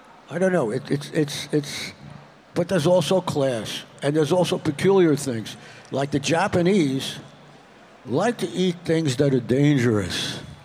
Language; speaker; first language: English; native; English